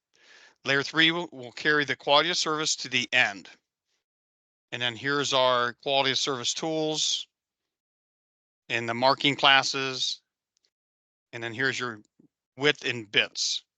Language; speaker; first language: English; native; English